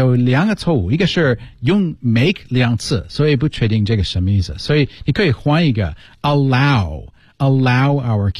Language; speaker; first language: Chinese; non-native, learner; English